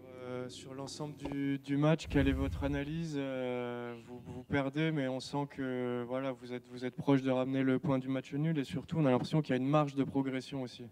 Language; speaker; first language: French; native; French